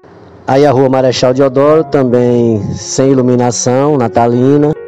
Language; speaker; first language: Portuguese; native; Portuguese